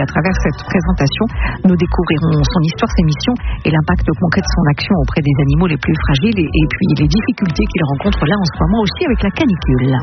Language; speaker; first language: French; native; French